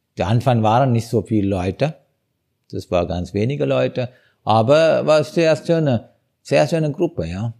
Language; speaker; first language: German; non-native, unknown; Sinhala